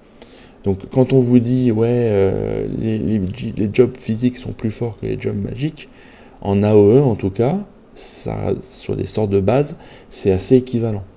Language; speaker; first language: French; native; French